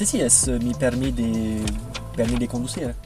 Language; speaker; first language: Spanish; non-native, learner; French